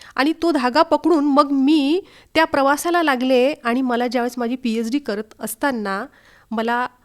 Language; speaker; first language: Marathi; native; Marathi